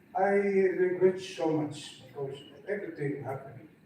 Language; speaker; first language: English; non-native, local second language; Filipino